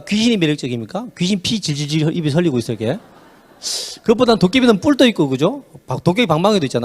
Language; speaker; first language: Korean; native; Korean